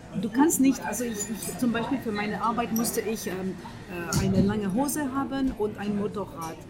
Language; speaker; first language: German; non-native, fluent; French